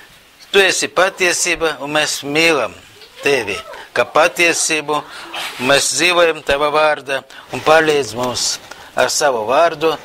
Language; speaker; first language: Latvian; non-native, local second language; Russian